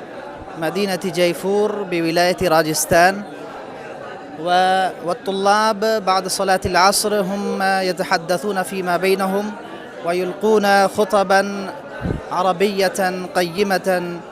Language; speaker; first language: Arabic; non-native, fluent; Urdu